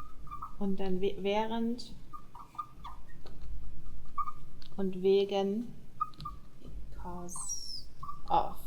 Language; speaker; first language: German; non-native, fluent; English